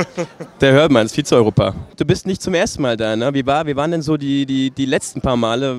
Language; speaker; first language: German; native; German